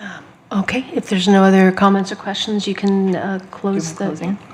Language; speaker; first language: English; native; English